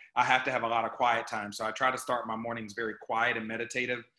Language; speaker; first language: English; native; English